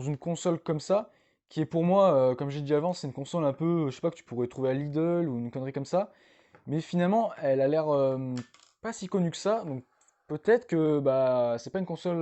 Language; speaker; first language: French; native; French